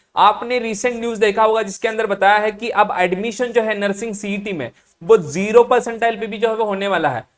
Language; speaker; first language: Hindi; non-native, local second language; Marathi